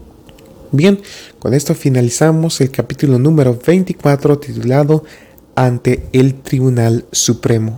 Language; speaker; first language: Spanish; native; Spanish